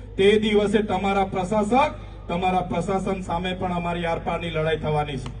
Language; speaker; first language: Gujarati; non-native, local second language; Vasavi